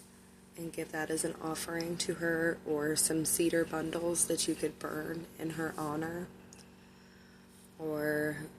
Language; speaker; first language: English; native; English